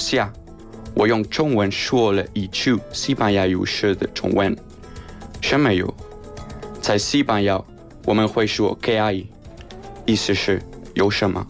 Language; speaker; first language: Chinese; non-native, fluent; Spanish